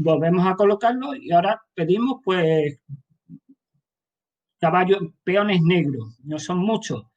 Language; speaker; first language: Spanish; native; Spanish